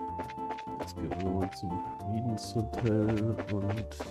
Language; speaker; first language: German; native; German